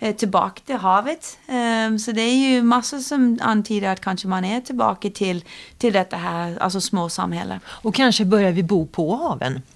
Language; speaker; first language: Swedish; non-native, fluent; English